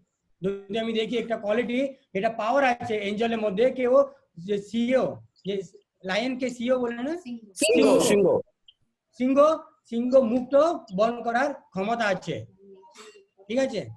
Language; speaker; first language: Bangla; non-native, local second language; Hindi